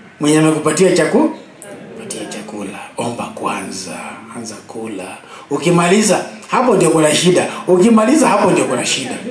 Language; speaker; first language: Swahili; non-native, local second language; Luo (Kenya and Tanzania)